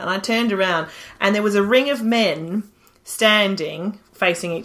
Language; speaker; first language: English; native; English